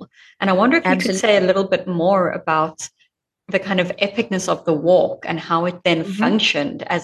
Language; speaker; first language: English; native; English